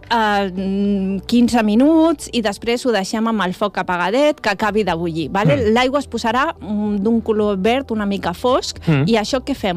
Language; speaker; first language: Catalan; non-native, local second language; Spanish